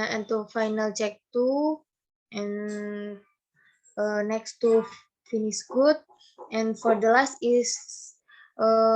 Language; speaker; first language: English; non-native, learner; Indonesian